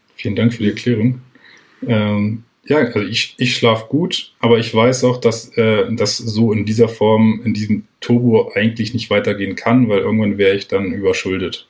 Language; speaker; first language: German; native; German